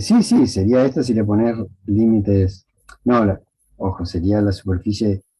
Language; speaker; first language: Spanish; native; Spanish